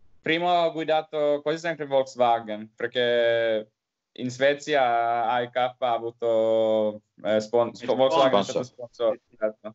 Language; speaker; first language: Italian; non-native, learner; Finnish